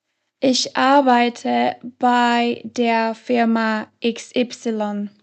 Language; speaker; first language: German; non-native, fluent; Slovak